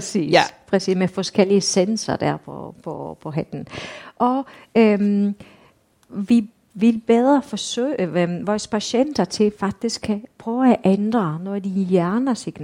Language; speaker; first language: Danish; non-native, fluent; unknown